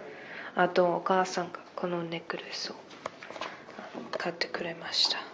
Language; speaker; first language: Japanese; non-native, fluent; English